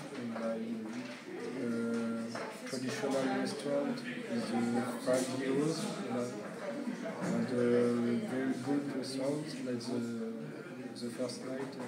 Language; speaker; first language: English; non-native, learner; French